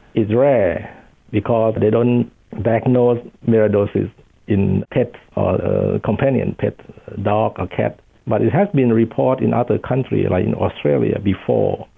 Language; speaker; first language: English; non-native, fluent; Thai